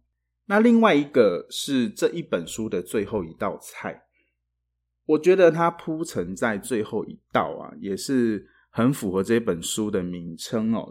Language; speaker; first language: Chinese; native; Chinese